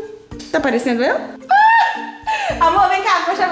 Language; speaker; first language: Portuguese; native; Portuguese